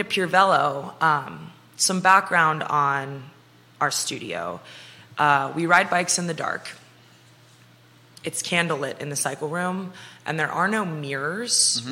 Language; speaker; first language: English; native; English